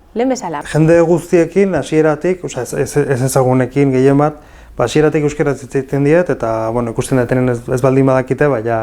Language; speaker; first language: Basque; early bilingual, other home language; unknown